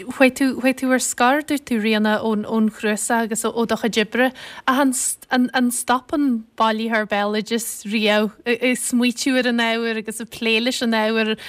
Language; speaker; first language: Irish; native; Irish